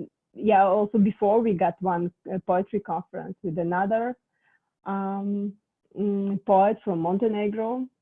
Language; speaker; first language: English; non-native, fluent; Russian